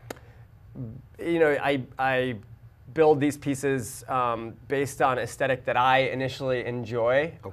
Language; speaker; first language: English; native; English